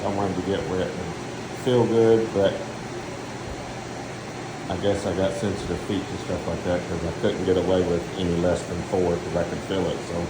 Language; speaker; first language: English; native; English